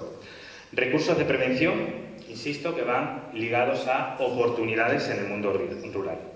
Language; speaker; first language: Spanish; native; Spanish